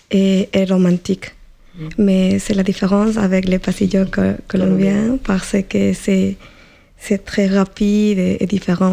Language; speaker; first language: French; non-native, learner; Spanish